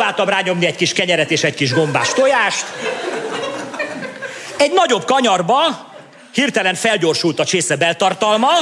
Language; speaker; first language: Hungarian; native; Hungarian